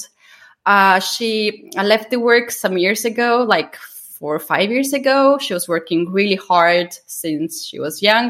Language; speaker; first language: English; non-native, fluent; Georgian